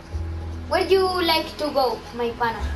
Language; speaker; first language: English; non-native, learner; Spanish